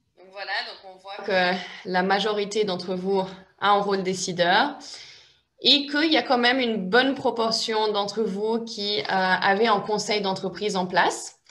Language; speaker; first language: French; native; French